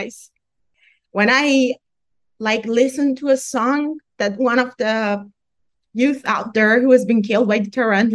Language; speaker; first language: English; non-native, fluent; Persian